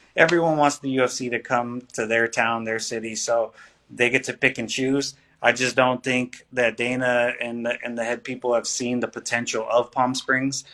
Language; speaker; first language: English; native; English